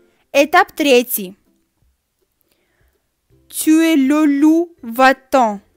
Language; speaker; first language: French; non-native, fluent; Russian